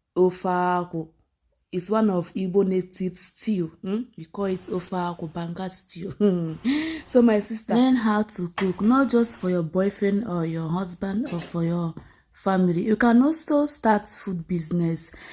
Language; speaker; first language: Nigerian Pidgin; non-native, local second language; Igbo